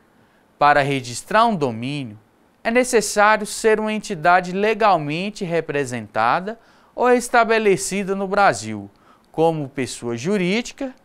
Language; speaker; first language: Portuguese; native; Portuguese